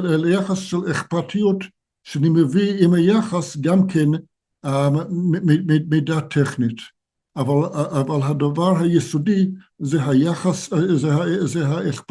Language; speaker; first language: Hebrew; non-native, fluent; English